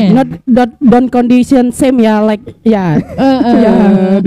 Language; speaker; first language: English; non-native, learner; Indonesian